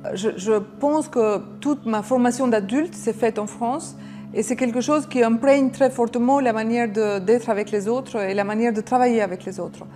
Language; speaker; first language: French; non-native, fluent; Albanian